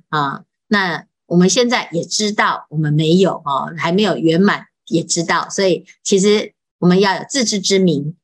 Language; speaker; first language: Chinese; native; Chinese